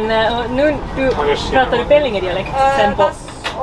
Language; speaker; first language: Swedish; native; Swedish